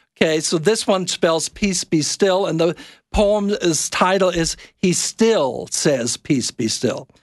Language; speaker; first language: English; non-native, fluent; German